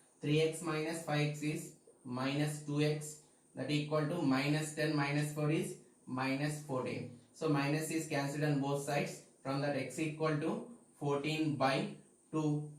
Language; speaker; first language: English; non-native, local second language; Telugu